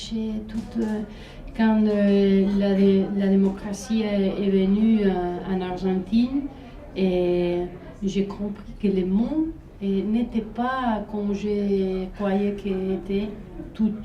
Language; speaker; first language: French; non-native, fluent; Spanish